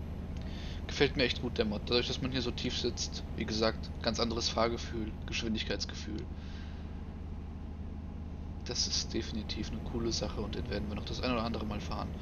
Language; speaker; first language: German; native; German